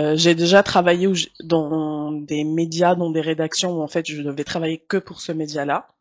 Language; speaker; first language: French; early bilingual, other home language; Arabic